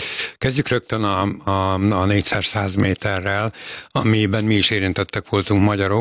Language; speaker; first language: Hungarian; native; Hungarian